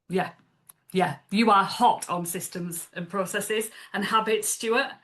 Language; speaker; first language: English; native; English